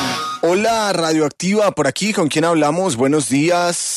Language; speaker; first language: Spanish; native; Spanish